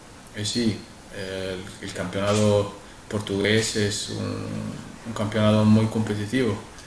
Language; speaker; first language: Spanish; non-native, fluent; Arabic